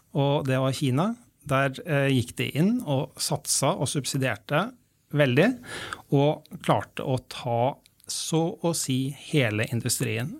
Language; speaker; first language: Norwegian; native; Norwegian